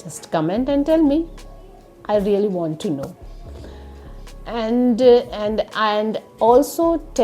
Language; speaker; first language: English; non-native, learner; Hindi